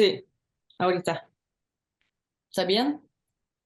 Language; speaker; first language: Spanish; non-native, learner; French